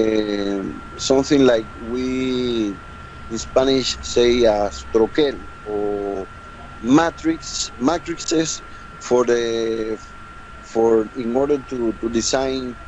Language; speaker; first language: English; non-native, learner; Spanish